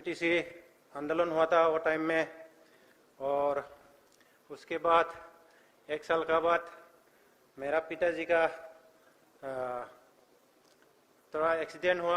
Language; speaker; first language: Hindi; non-native, local second language; Bodo